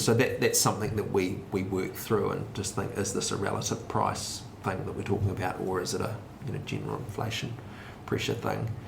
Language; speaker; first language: English; native; English